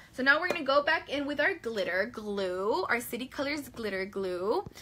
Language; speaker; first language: English; native; English